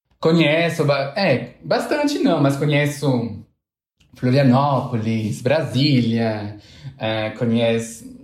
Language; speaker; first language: Portuguese; non-native, fluent; French